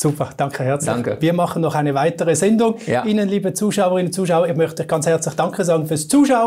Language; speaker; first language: German; native; German